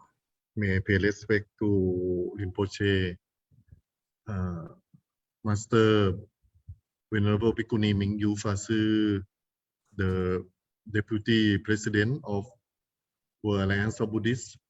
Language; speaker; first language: English; non-native, fluent; Thai